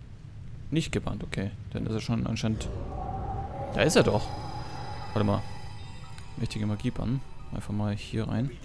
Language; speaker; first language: German; native; German